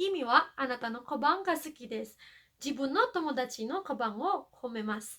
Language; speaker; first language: Japanese; non-native, fluent; Filipino